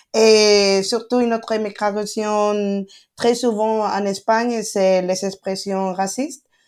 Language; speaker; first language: French; non-native, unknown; Spanish